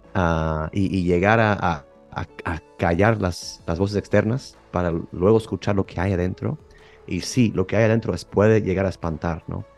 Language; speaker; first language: Spanish; early bilingual, heritage; Spanish